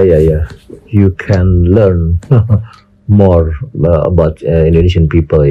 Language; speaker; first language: English; non-native, learner; Indonesian